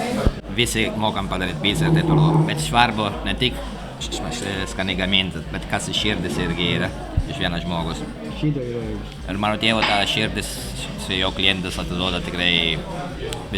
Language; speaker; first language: Lithuanian; non-native, learner; Italian